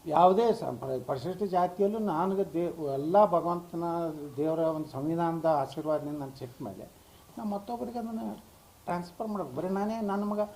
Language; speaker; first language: Kannada; native; Kannada